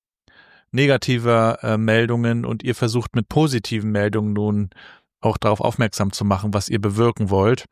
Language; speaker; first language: German; native; German